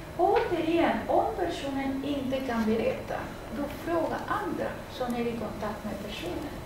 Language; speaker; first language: Swedish; non-native, fluent; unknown